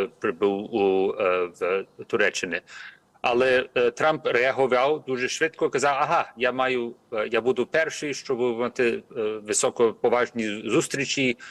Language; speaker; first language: Ukrainian; early bilingual, heritage; Ukrainian